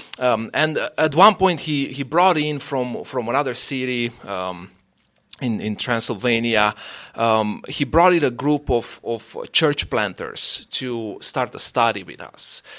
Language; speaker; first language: English; non-native, fluent; Romanian